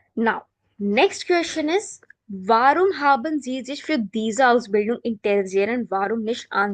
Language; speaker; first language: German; non-native, learner; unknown